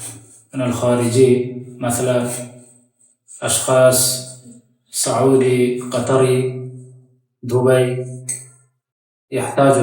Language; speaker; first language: Arabic; non-native, learner; Bangla